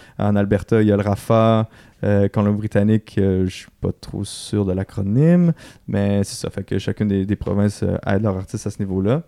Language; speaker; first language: French; native; French